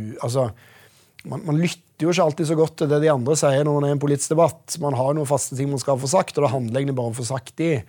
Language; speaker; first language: Norwegian; native; Norwegian